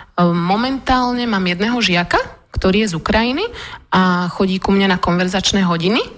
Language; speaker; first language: Slovak; early bilingual, other home language; Russian